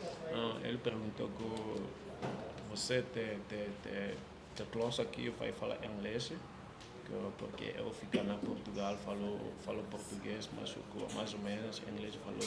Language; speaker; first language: Portuguese; non-native, learner; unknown